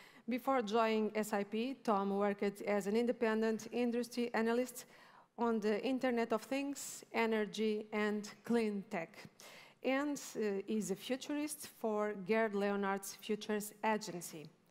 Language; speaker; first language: English; non-native, fluent; Portuguese